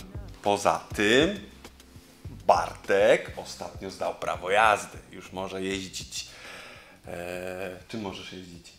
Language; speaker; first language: Polish; native; Polish